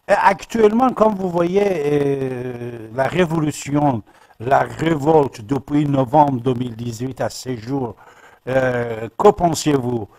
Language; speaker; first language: French; non-native, fluent; Persian